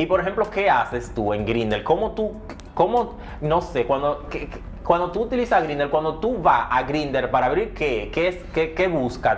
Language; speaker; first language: Spanish; native; Spanish